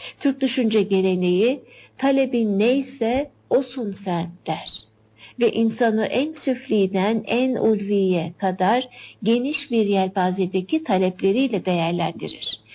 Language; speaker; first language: Turkish; native; Turkish